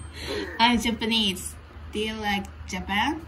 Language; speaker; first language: English; non-native, learner; Japanese